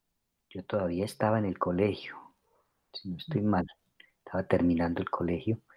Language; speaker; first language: Spanish; native; Spanish